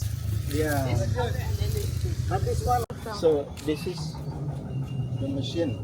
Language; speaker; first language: English; non-native, learner; Indonesian